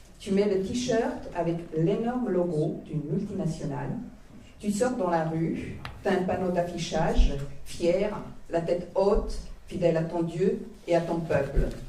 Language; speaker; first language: French; non-native, fluent; Croatian